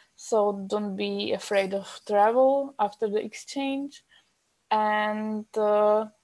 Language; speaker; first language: English; non-native, fluent; Slovak